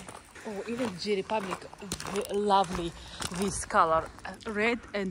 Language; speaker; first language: English; non-native, learner; Russian